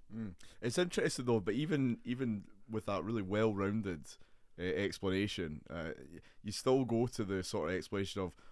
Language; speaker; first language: English; native; English